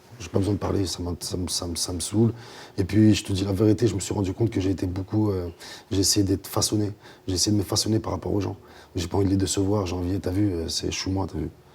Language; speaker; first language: French; native; French